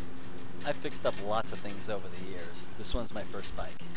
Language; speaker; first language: English; native; English